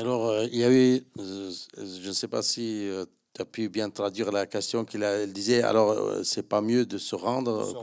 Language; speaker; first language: French; non-native, fluent; Kurdish